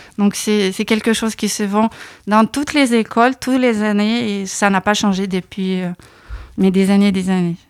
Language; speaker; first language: French; non-native, fluent; Lithuanian